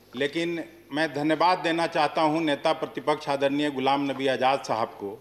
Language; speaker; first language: Hindi; native; Hindi